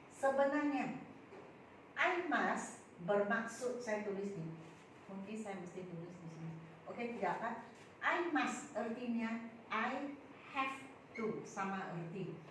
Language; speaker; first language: Malay; non-native, local second language; Chinese